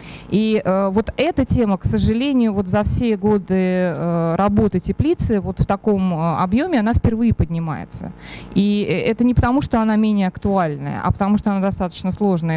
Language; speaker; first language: Russian; native; Russian